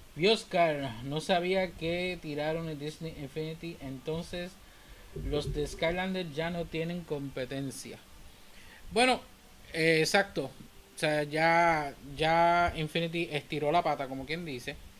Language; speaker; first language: Spanish; native; Spanish